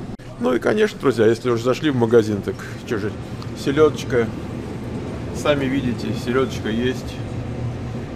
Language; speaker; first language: Russian; native; Russian